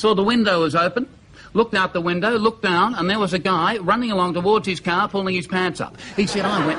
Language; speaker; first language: English; native; English